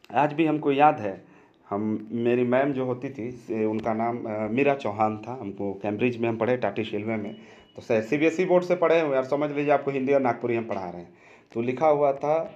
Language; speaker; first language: Hindi; native; Hindi